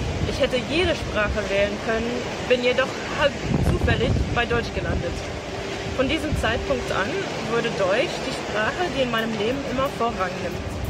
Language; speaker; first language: German; non-native, fluent; English